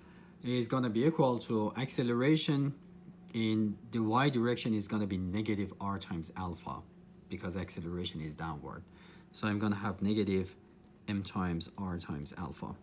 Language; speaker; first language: English; non-native, fluent; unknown